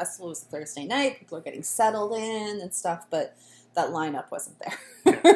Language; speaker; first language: English; native; English